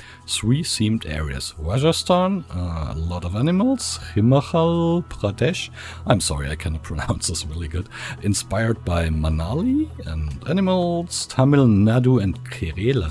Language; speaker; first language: English; non-native, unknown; German